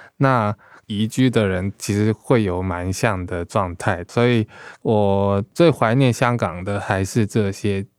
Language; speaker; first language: Chinese; non-native, local second language; Cantonese